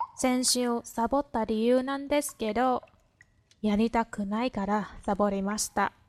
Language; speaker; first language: Japanese; non-native, fluent; Vietnamese